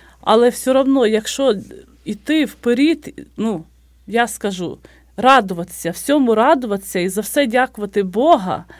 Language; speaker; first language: Ukrainian; native; Ukrainian